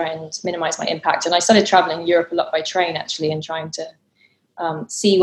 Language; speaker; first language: English; native; English